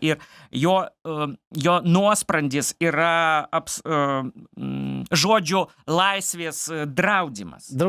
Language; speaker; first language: Lithuanian; non-native, learner; Belarusian